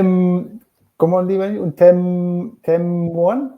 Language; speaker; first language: French; non-native, learner; English